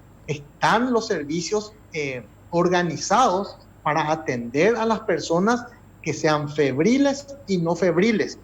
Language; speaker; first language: Spanish; native; Spanish